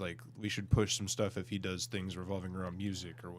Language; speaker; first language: English; native; English